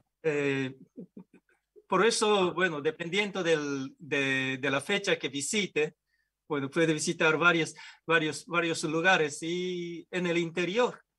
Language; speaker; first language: Spanish; non-native, fluent; Japanese